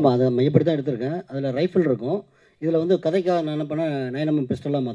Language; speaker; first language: Tamil; native; Tamil